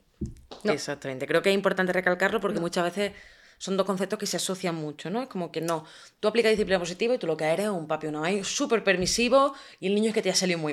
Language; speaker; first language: Spanish; native; Spanish